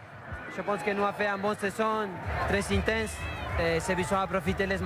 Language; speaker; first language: French; non-native, learner; Spanish